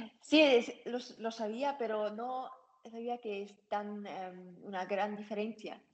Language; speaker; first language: Spanish; non-native, learner; German